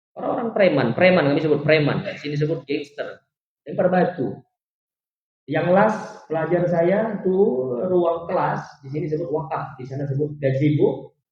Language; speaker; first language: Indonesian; native; Indonesian